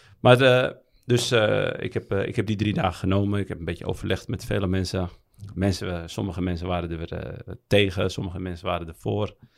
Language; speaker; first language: Dutch; early bilingual, other home language; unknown